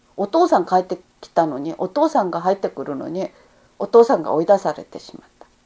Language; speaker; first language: Japanese; non-native, fluent; Korean